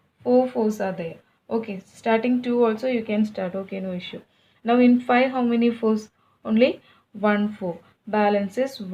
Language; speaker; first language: English; non-native, local second language; Malayalam